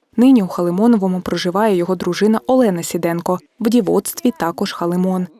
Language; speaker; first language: Ukrainian; native; Ukrainian